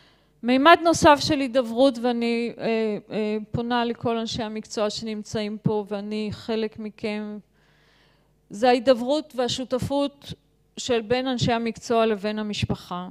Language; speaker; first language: Hebrew; native; Hebrew